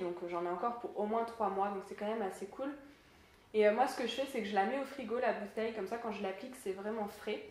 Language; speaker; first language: French; native; French